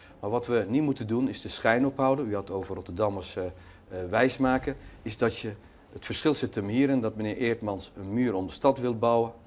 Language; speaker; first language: Dutch; early bilingual, other home language; Turkish